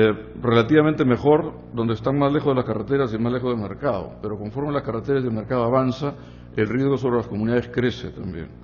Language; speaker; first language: Spanish; native; Spanish